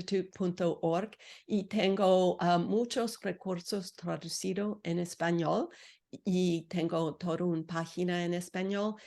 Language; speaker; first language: Spanish; non-native, learner; English